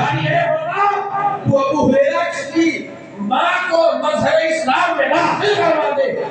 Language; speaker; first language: Urdu; native; Urdu